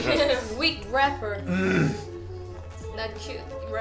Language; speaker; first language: English; non-native, learner; Korean